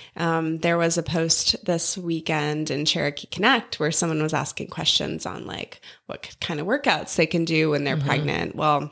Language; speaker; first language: English; native; English